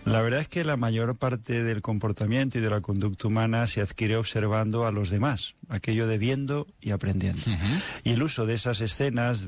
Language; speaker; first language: Spanish; native; Spanish